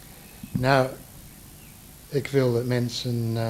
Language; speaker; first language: Dutch; non-native, learner; English